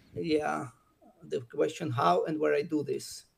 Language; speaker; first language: English; non-native, fluent; Russian